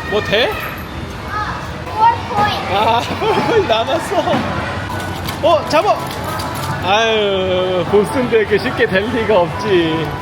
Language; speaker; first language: Korean; native; Korean